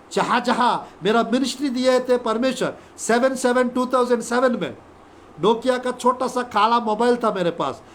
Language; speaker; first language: Hindi; non-native, local second language; Telugu